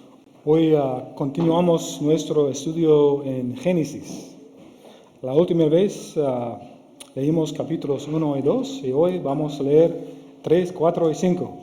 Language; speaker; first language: Spanish; non-native, fluent; English